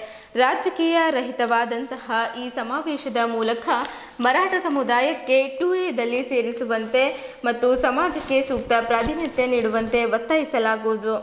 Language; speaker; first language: Kannada; native; Kannada